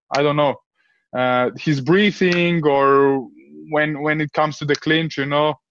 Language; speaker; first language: English; early bilingual, other home language; Serbian